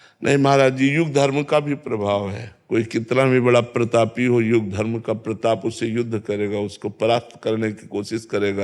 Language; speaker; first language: Hindi; native; Hindi